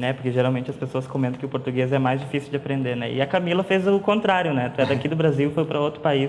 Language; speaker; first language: Portuguese; native; Portuguese